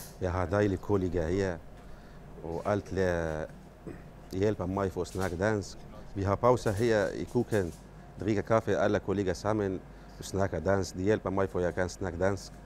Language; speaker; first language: Danish; non-native, learner; Kurdish